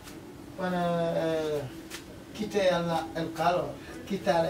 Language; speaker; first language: Spanish; non-native, learner; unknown